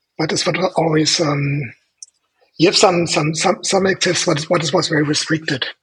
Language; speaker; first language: English; non-native, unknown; German